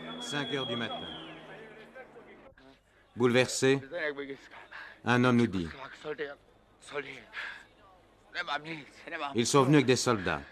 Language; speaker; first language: French; native; French